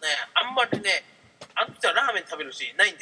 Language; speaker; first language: Japanese; native; Japanese